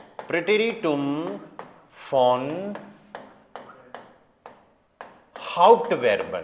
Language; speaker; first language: German; non-native, fluent; Hindi